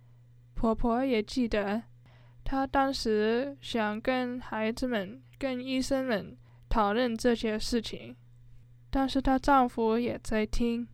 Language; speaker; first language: Chinese; early bilingual, heritage; Chinese